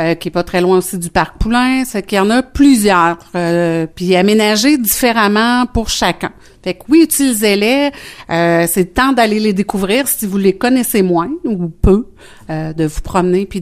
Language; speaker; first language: French; native; French